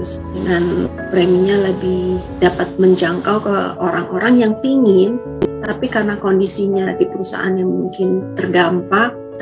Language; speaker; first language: Indonesian; native; Indonesian